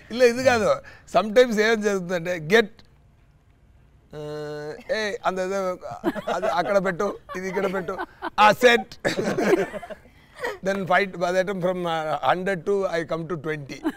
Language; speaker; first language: Telugu; non-native, local second language; Tamil